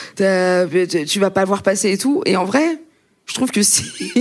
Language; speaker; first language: French; native; French